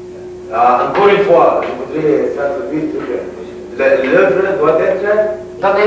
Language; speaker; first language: French; non-native, local second language; Arabic